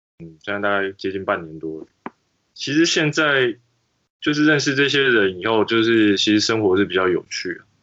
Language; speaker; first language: Chinese; native; Chinese